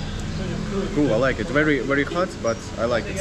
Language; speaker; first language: English; non-native, learner; Russian